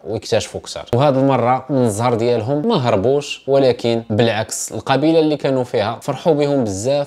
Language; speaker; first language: Arabic; native; Arabic